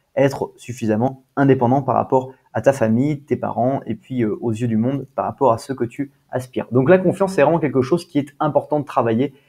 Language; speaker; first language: French; native; French